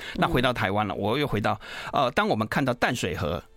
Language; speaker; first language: Chinese; native; Chinese